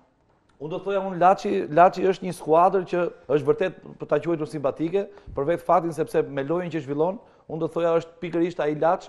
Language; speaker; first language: Albanian; native; Albanian